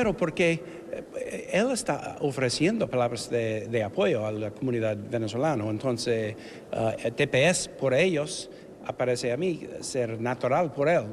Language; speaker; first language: Spanish; non-native, fluent; English